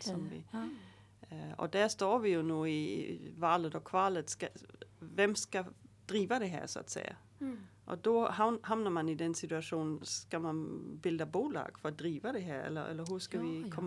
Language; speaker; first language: Swedish; native; Swedish